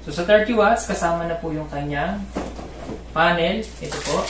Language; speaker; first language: Filipino; native; Filipino